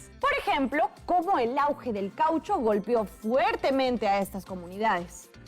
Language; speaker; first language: Spanish; native; Spanish